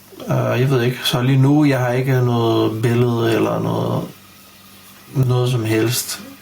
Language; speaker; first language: Danish; non-native, fluent; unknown